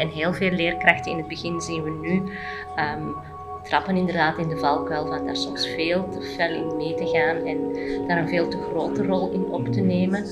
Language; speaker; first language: Dutch; native; Dutch